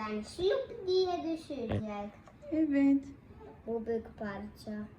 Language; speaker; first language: Turkish; early bilingual, heritage; Turkish